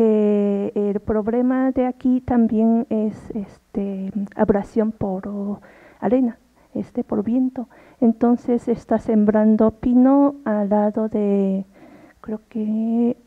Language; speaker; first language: Spanish; non-native, fluent; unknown